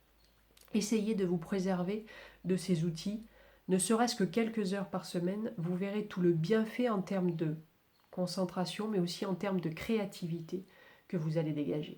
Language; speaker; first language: French; native; French